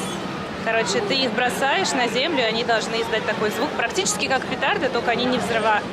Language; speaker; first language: Russian; native; Russian